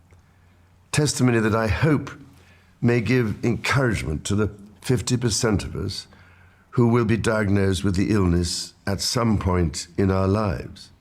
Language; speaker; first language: English; native; English